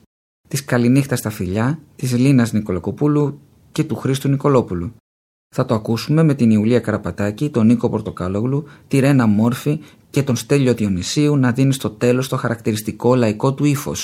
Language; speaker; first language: Greek; native; Greek